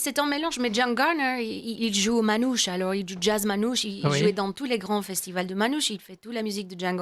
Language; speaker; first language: French; non-native, learner; English